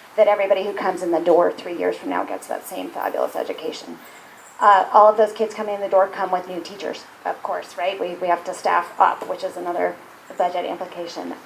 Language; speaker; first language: English; native; English